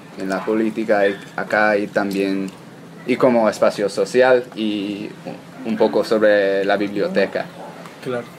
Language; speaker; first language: Spanish; non-native, learner; English